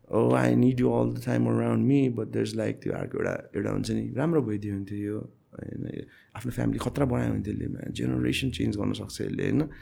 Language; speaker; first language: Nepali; native; Nepali